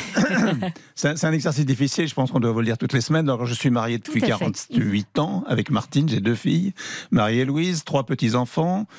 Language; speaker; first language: French; native; French